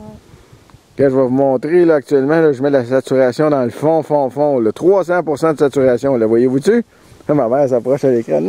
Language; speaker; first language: French; native; French